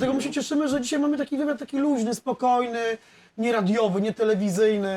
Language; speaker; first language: Polish; native; Polish